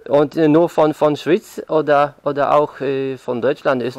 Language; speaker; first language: German; non-native, learner; Polish